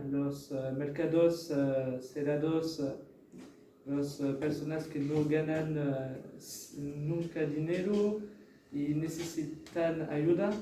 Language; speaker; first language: Spanish; non-native, learner; French